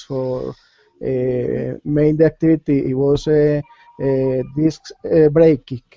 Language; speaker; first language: English; non-native, learner; Spanish